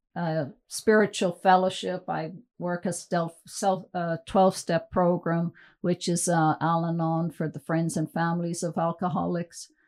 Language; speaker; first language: English; native; English